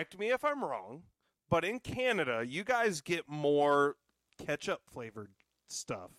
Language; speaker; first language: English; native; English